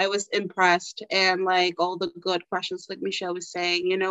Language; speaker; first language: English; non-native, fluent; Spanish